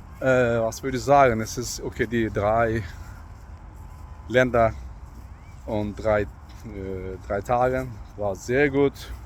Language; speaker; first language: German; non-native, learner; Turkish